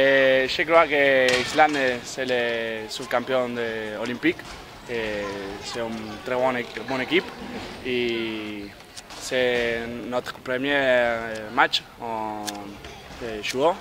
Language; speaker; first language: French; non-native, learner; Spanish